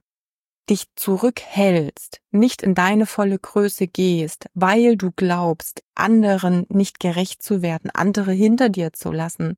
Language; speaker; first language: German; native; German